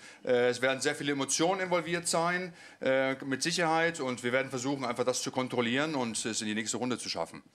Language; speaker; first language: German; native; German